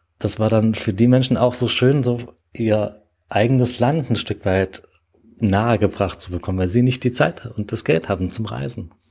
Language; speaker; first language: German; native; German